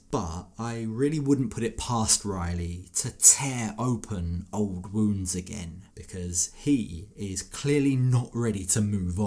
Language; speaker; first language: English; native; English